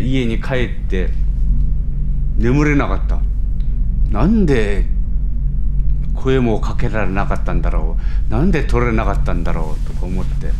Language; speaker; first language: Japanese; non-native, fluent; Korean